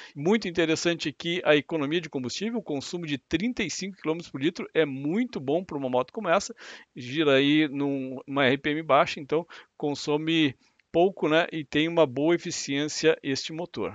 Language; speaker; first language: Portuguese; native; Portuguese